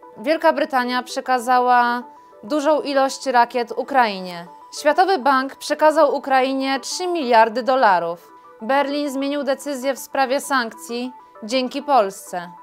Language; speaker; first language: Polish; native; Polish